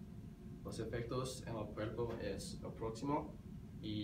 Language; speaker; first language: Spanish; non-native, learner; English